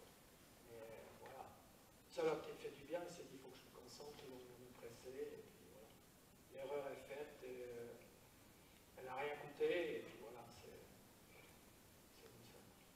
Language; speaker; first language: French; native; French